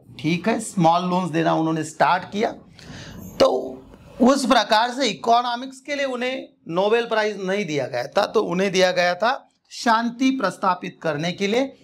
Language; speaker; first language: Hindi; non-native, local second language; Marathi